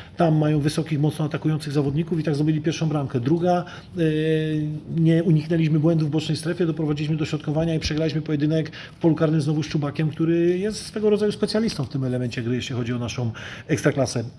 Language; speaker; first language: Polish; native; Polish